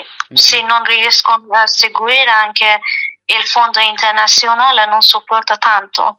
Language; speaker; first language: Italian; non-native, learner; Persian